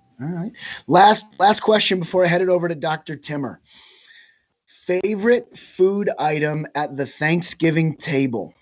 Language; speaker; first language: English; native; English